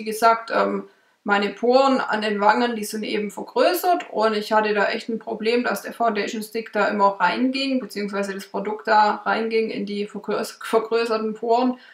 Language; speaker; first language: German; native; German